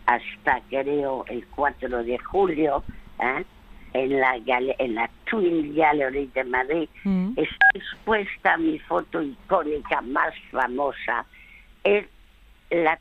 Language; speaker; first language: Spanish; early bilingual, other home language; French